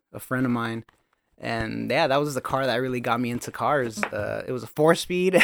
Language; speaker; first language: English; native; English